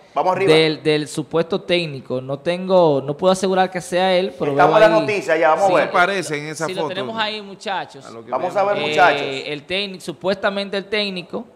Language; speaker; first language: Spanish; native; Spanish